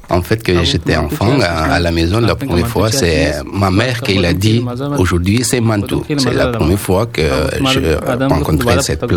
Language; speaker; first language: French; non-native, learner; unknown